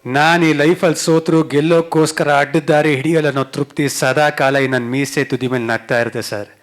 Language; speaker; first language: Kannada; native; Kannada